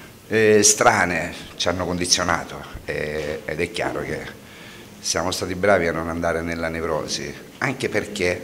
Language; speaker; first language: Italian; native; Italian